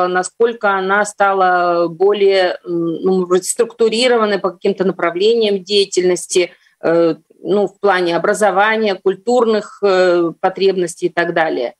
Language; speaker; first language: Russian; native; Russian